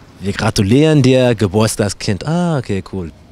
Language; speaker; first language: German; non-native, learner; English